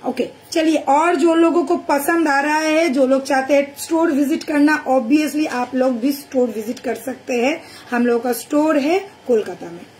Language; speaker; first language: Hindi; non-native, local second language; Bangla